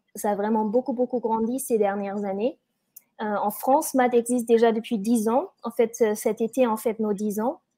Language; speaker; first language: French; non-native, fluent; German